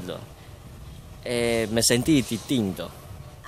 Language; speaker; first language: Spanish; non-native, learner; Chinese